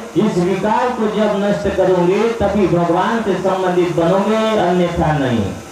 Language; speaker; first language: Hindi; non-native, local second language; Marathi